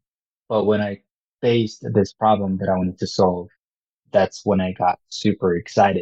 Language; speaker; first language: English; non-native, fluent; Korean